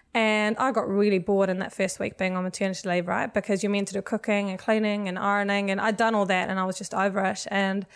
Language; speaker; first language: English; non-native, fluent; Swedish